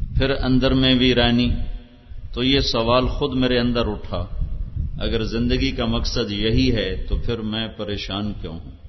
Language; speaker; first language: Urdu; non-native, local second language; Punjabi